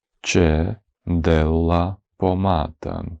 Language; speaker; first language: Italian; non-native, fluent; Ukrainian